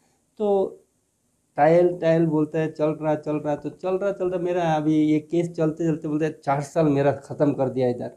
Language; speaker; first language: Hindi; non-native, local second language; Bangla